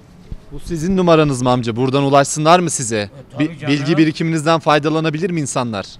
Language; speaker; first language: Turkish; native; Turkish